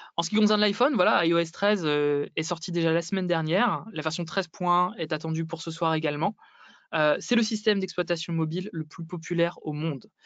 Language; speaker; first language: French; native; French